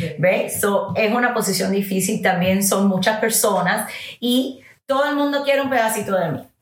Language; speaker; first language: Spanish; early bilingual, heritage; English